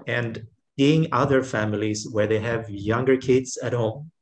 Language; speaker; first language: English; non-native, fluent; Swedish